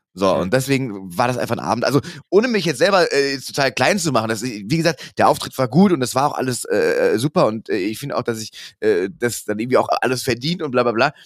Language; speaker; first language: German; native; German